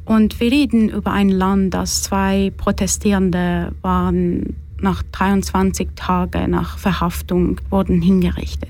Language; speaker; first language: German; non-native, fluent; Persian